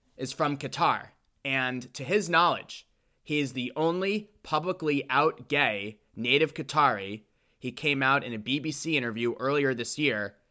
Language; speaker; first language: English; native; English